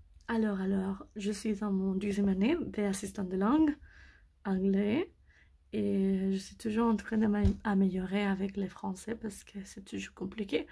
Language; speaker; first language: French; non-native, learner; English